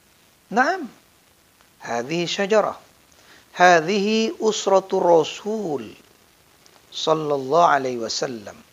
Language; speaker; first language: Arabic; non-native, fluent; Indonesian